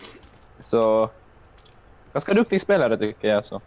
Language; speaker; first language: Swedish; non-native, local second language; Finnish